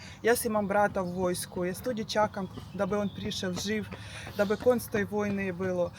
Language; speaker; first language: Slovenian; non-native, learner; Ukrainian